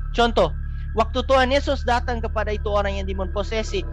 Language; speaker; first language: Indonesian; non-native, fluent; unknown